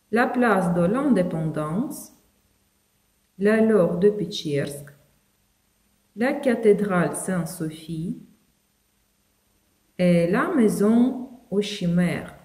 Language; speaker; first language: French; non-native, fluent; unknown